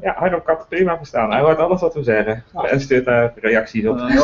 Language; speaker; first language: Dutch; native; Dutch